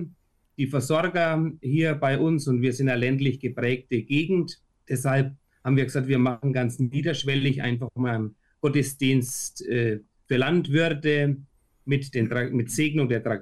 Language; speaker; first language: German; native; German